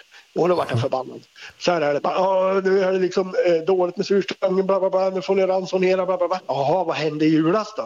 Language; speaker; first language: Swedish; native; Swedish